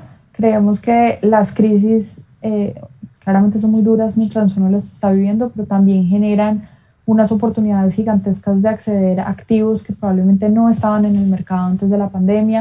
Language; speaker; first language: Spanish; native; Spanish